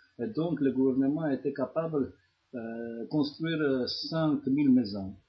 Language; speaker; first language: French; non-native, fluent; Georgian